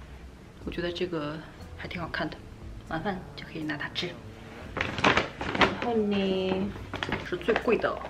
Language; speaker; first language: Chinese; native; Chinese